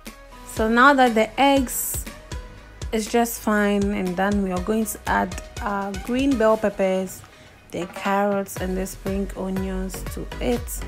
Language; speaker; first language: English; non-native, local second language; Akan